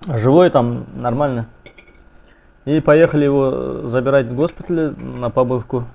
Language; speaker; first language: Russian; non-native, local second language; Kazakh